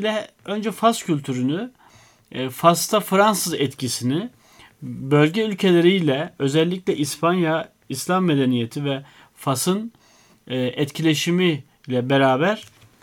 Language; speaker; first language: Turkish; native; Turkish